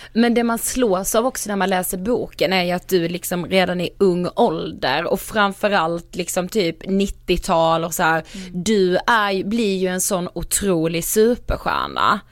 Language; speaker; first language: Swedish; native; Swedish